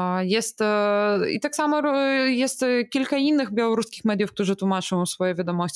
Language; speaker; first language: Polish; non-native, fluent; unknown